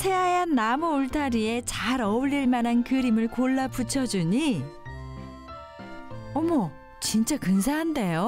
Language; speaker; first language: Korean; native; Korean